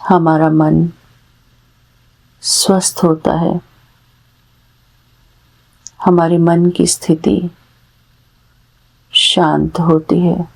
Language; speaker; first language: Hindi; native; Hindi